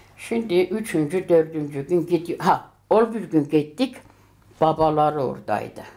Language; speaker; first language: Turkish; early bilingual, heritage; Turkish